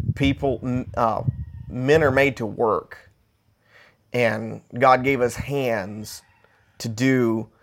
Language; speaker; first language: English; native; English